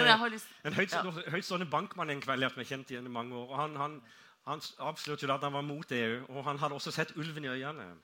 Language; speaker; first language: Norwegian; native; Norwegian